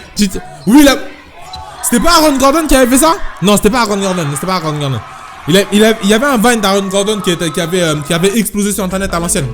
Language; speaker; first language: French; native; French